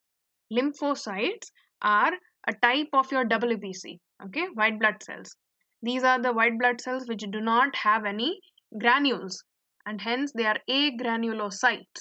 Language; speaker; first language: English; non-native, local second language; Hindi